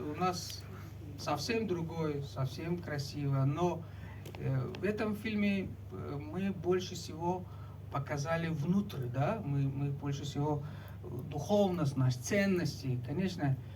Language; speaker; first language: Russian; non-native, local second language; Tajik